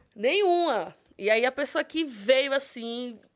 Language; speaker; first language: Portuguese; native; Portuguese